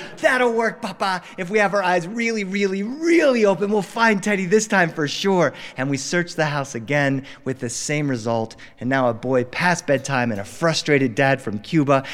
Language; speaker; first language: English; early bilingual, other home language; Spanish